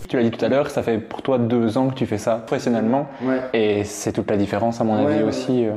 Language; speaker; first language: French; native; French